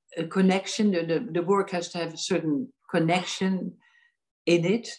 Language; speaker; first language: English; non-native, fluent; Dutch